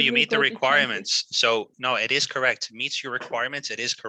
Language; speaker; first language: English; non-native, fluent; Spanish